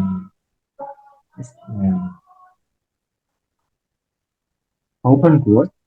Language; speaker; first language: English; non-native, learner; Vietnamese